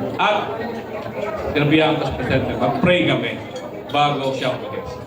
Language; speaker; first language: Filipino; non-native, local second language; Cebuano